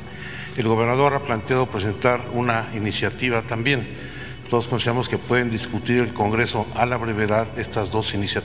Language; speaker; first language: Spanish; native; Spanish